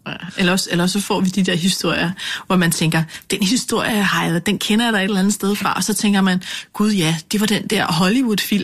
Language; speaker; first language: Danish; native; Danish